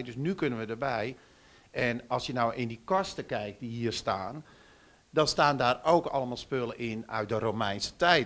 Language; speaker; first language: Dutch; native; Dutch